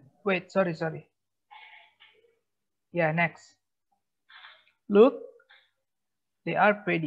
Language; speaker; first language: English; non-native, fluent; Indonesian